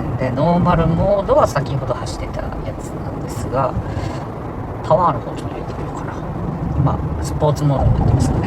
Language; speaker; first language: Japanese; native; Japanese